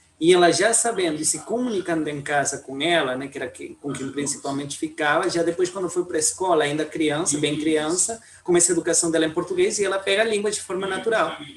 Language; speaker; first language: Portuguese; non-native, fluent; Spanish